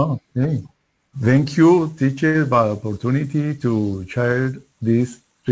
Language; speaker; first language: English; non-native, learner; Spanish